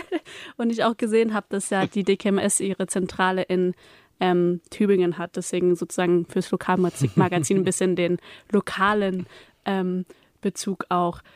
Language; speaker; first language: German; native; German